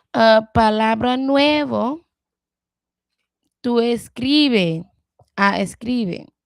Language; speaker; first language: Spanish; non-native, learner; English